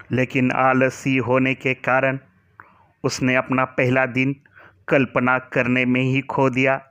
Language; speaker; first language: Hindi; non-native, local second language; Marathi